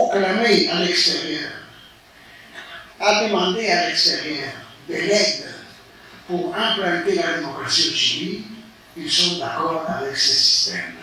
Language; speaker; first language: French; non-native, fluent; Spanish